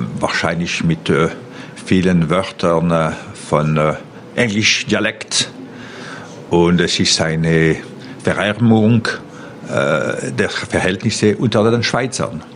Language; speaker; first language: German; non-native, local second language; French